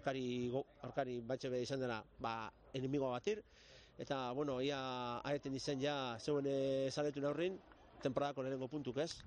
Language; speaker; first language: Basque; native; Basque